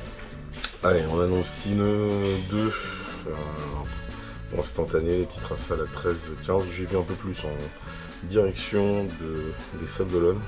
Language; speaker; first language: French; native; French